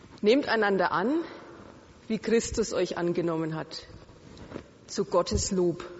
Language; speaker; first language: German; native; German